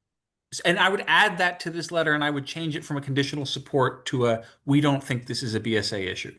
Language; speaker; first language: English; native; English